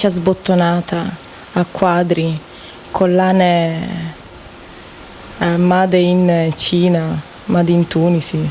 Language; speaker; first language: Italian; native; Italian